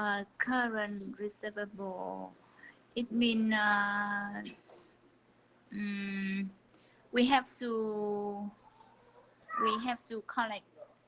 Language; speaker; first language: English; non-native, learner; Vietnamese